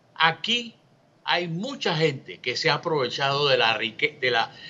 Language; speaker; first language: Spanish; native; Spanish